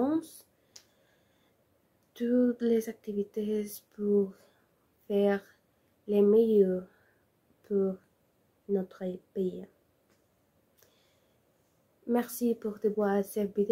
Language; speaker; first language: French; non-native, learner; Spanish